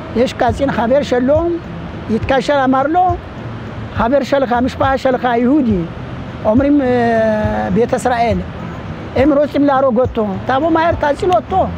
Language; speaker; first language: Hebrew; non-native, learner; Amharic